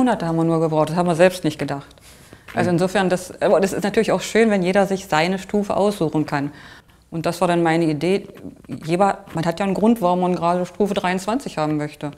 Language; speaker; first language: German; native; German